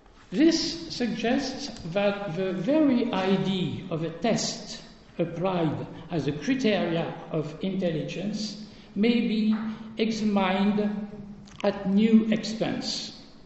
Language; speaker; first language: English; non-native, fluent; French